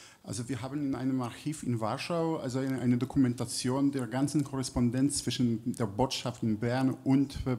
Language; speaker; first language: German; non-native, fluent; Polish